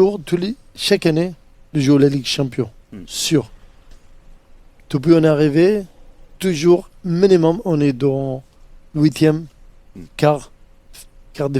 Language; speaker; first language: French; non-native, fluent; Arabic